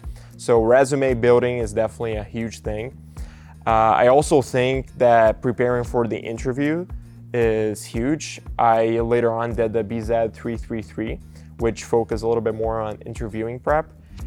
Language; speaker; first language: English; non-native, fluent; Portuguese